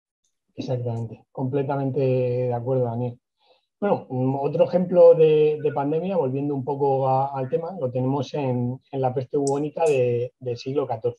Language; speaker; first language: Spanish; native; Spanish